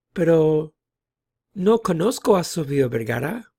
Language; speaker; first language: Spanish; non-native, fluent; English